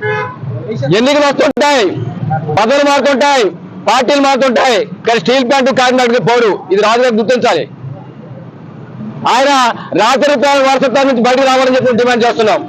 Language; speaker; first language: Telugu; native; Telugu